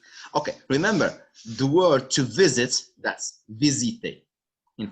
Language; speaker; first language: English; non-native, fluent; Arabic